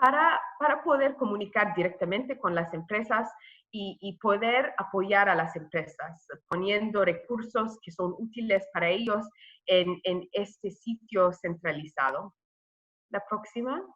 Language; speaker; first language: Spanish; non-native, fluent; English